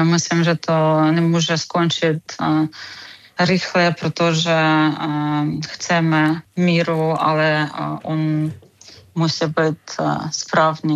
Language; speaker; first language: Czech; non-native, fluent; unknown